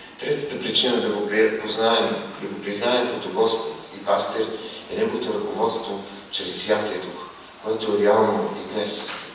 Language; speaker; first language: Bulgarian; native; Bulgarian